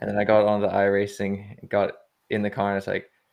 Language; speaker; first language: English; native; English